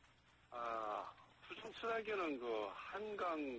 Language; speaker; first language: Korean; native; Korean